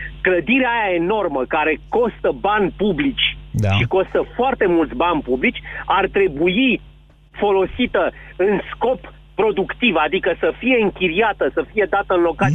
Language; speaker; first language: Romanian; native; Romanian